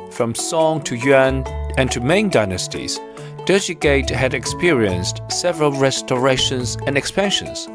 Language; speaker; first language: English; non-native, fluent; Uzbek